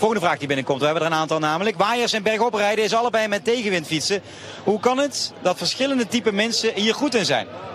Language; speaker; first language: Dutch; native; Dutch